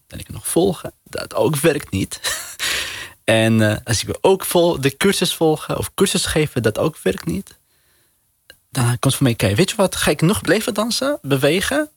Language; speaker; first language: Dutch; non-native, learner; Arabic